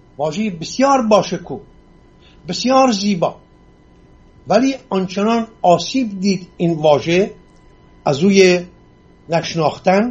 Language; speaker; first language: Persian; non-native, local second language; Assyrian Neo-Aramaic